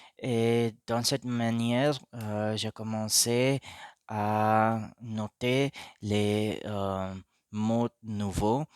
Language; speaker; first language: French; non-native, learner; Hindi